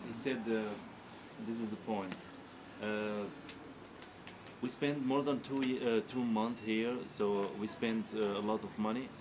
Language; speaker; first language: English; non-native, learner; Arabic